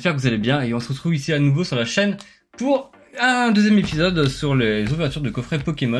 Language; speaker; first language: French; native; French